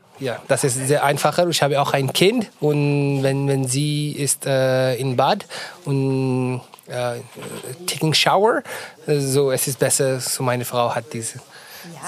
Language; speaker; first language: German; non-native, learner; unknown